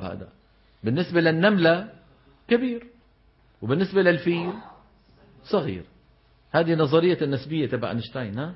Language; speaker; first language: Arabic; native; Arabic